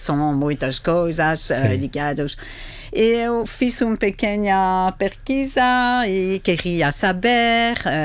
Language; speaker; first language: Portuguese; non-native, fluent; French